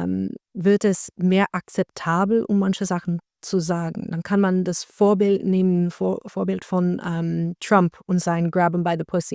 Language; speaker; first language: German; non-native, learner; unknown